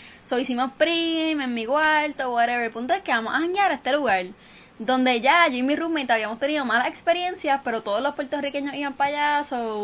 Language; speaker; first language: Spanish; early bilingual, heritage; Spanish